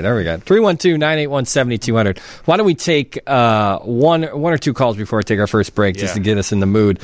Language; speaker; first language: English; native; English